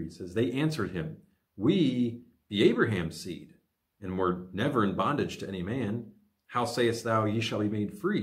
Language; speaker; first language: English; native; English